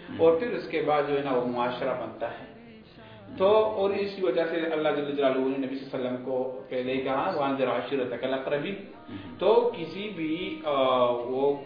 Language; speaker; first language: Urdu; non-native, local second language; Pashto